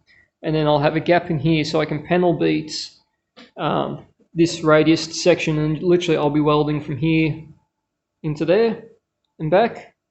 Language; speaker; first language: English; native; English